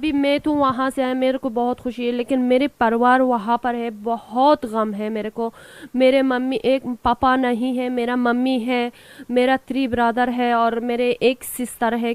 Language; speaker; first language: Hindi; non-native, learner; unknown